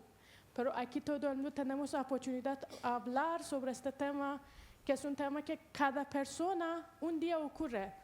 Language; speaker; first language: Spanish; non-native, learner; Persian